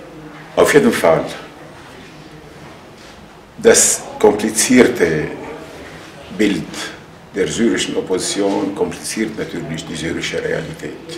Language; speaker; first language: German; non-native, fluent; Arabic